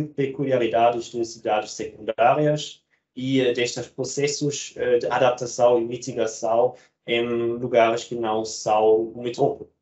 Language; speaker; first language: Portuguese; non-native, fluent; German